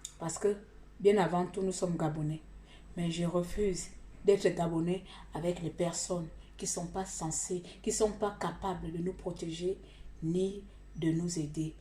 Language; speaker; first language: French; native; French